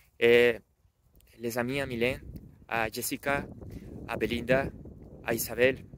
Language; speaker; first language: French; non-native, learner; Spanish